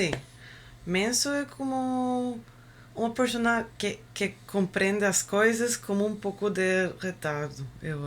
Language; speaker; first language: Portuguese; non-native, learner; Spanish